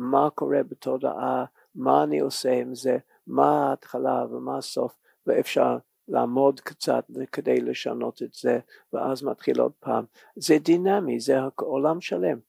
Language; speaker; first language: Hebrew; non-native, learner; English